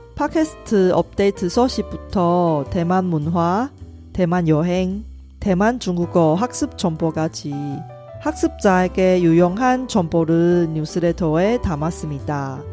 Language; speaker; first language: Korean; non-native, fluent; Chinese